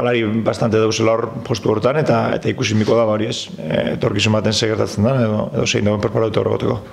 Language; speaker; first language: Basque; native; Basque